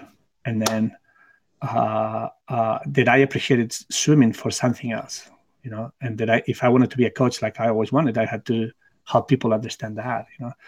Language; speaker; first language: English; non-native, fluent; Spanish